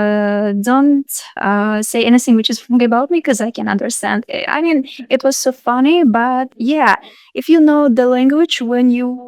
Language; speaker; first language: English; non-native, fluent; Uzbek